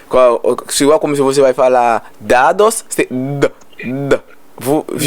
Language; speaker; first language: Portuguese; non-native, learner; Haitian Creole